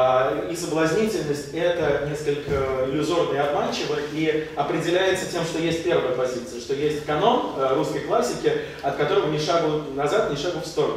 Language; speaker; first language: Russian; native; Russian